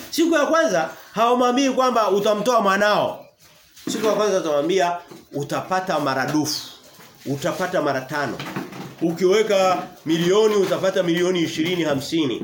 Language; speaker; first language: Swahili; native; Swahili